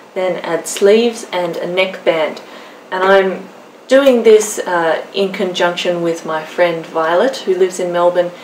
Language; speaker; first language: English; native; English